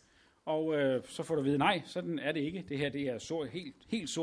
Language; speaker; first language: Danish; native; Danish